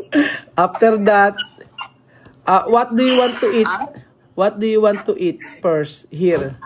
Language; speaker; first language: English; non-native, local second language; Filipino